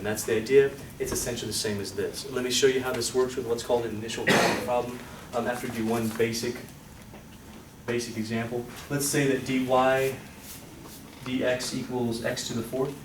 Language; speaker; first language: English; native; English